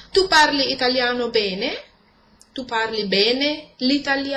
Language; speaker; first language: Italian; non-native, fluent; Arabic